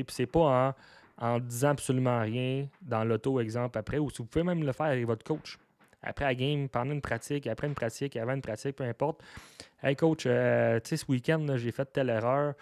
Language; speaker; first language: French; native; French